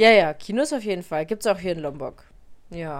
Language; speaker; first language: German; native; German